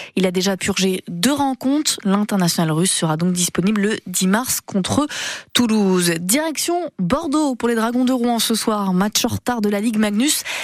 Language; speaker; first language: French; native; French